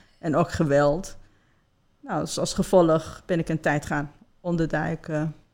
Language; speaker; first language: Dutch; non-native, fluent; Persian